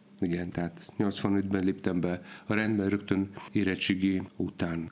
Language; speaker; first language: Hungarian; non-native, fluent; Polish